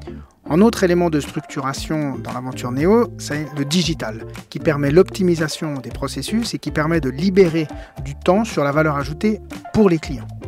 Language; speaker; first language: French; native; French